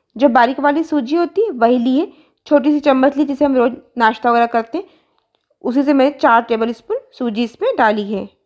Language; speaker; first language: Hindi; native; Hindi